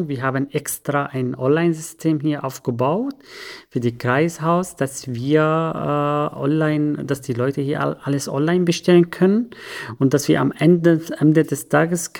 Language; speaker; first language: German; non-native, learner; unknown